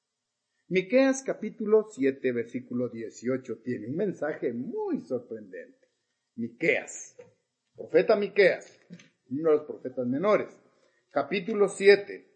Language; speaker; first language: Spanish; native; Spanish